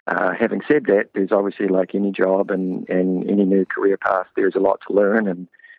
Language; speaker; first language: English; native; English